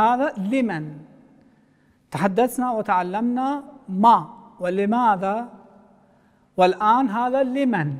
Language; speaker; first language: Arabic; non-native, fluent; Persian